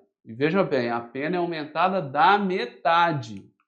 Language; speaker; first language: Portuguese; native; Portuguese